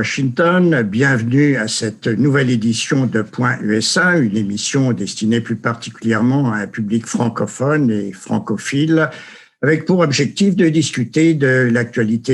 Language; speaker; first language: French; native; French